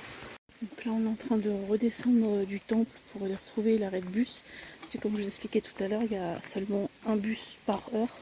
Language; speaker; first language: French; native; French